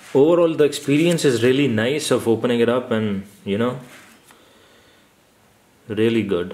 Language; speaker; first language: English; non-native, local second language; Urdu